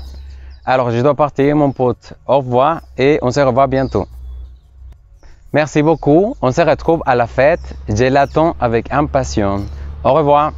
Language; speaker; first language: French; non-native, fluent; Spanish